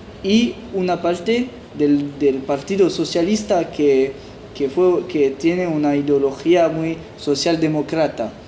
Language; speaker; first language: Spanish; non-native, fluent; French